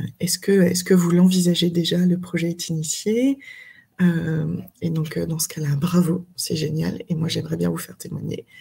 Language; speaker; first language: French; native; French